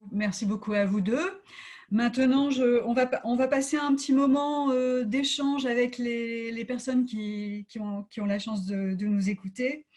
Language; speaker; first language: French; native; French